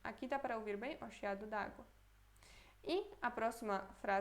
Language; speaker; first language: Portuguese; non-native, fluent; Polish